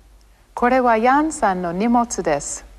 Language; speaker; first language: Japanese; non-native, fluent; English